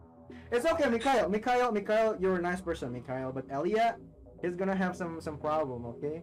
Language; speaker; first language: English; non-native, fluent; Indonesian